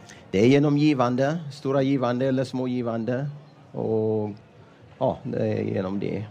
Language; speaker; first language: Swedish; non-native, fluent; Amharic